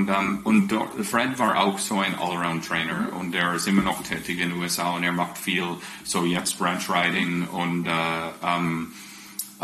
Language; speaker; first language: German; non-native, fluent; English